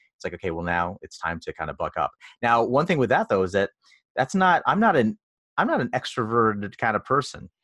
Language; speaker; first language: English; early bilingual, other home language; Filipino